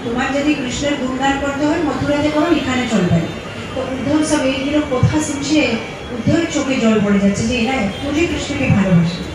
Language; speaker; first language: Bangla; non-native, fluent; Hindi